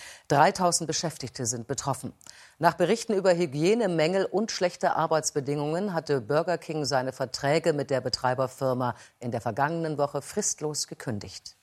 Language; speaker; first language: German; native; German